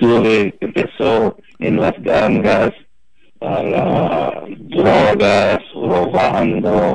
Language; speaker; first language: Spanish; non-native, fluent; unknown